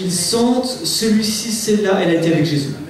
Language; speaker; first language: French; native; French